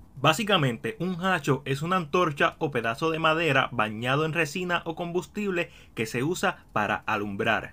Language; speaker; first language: Spanish; native; Spanish